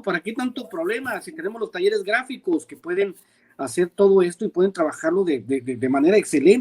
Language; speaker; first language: Spanish; native; Spanish